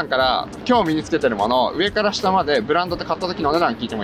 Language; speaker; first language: Japanese; native; Japanese